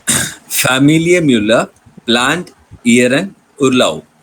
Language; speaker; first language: German; non-native, learner; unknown